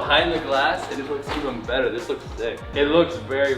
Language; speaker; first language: English; native; English